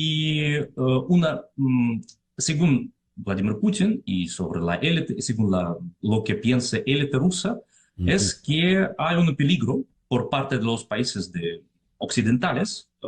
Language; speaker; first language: Spanish; non-native, fluent; Russian